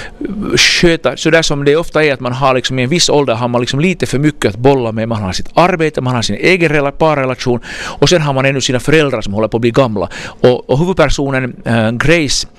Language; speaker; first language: Swedish; native; Swedish